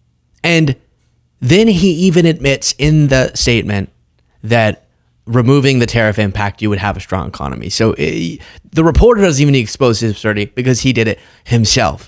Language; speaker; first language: English; native; English